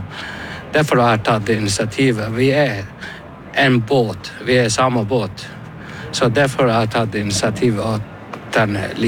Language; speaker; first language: Norwegian; non-native, learner; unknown